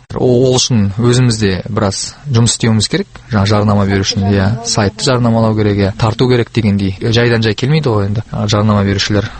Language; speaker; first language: Kazakh; native; Kazakh